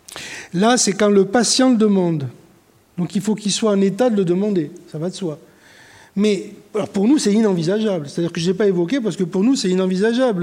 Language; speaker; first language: French; native; French